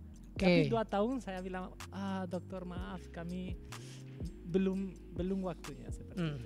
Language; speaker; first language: Indonesian; non-native, fluent; Spanish